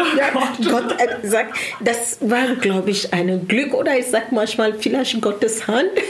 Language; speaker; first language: German; non-native, learner; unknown